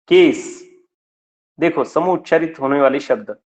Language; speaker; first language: Hindi; non-native, local second language; Marathi